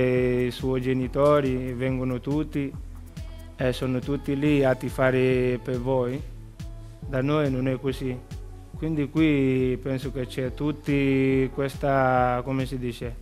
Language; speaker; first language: Italian; non-native, learner; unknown